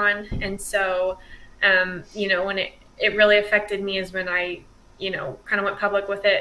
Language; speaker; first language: English; native; English